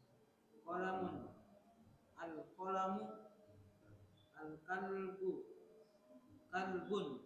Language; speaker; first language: Arabic; non-native, learner; Indonesian